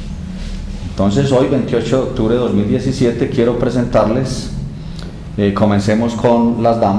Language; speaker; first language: Spanish; native; Spanish